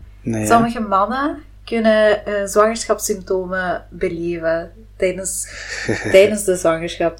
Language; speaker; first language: Dutch; non-native, local second language; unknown